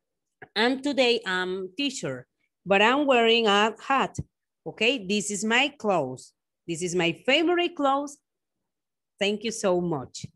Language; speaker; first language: English; non-native, learner; Spanish